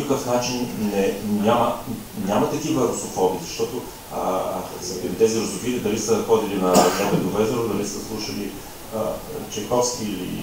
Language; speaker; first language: Bulgarian; native; Bulgarian